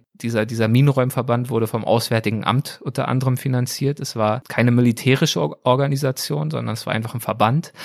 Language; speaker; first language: German; native; German